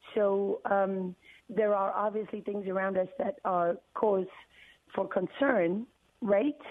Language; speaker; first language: English; native; English